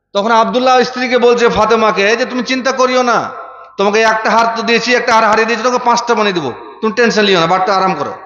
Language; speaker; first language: Bangla; non-native, fluent; Urdu